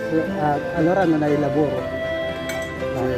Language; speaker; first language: Italian; non-native, learner; Filipino